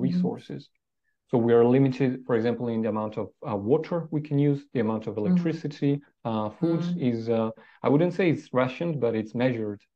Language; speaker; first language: English; non-native, fluent; Italian